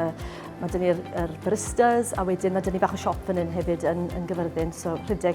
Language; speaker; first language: Welsh; native; Welsh